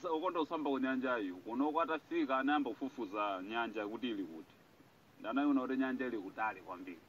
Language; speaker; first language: Nyanja; non-native, local second language; Yao